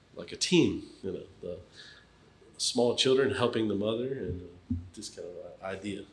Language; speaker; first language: English; native; English